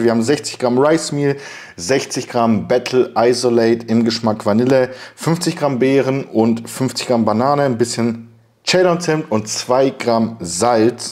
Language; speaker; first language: German; native; German